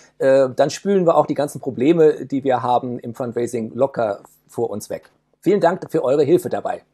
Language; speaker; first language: German; native; German